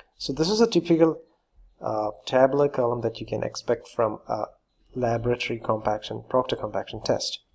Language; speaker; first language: English; non-native, local second language; Malayalam